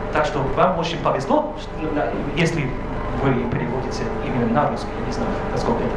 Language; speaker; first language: Russian; non-native, fluent; English